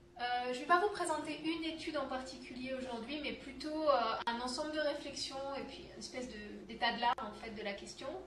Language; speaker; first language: French; native; French